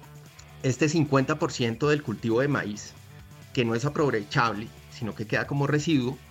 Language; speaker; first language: Spanish; native; Spanish